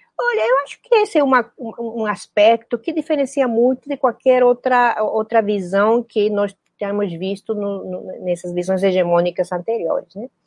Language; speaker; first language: Portuguese; non-native, fluent; Spanish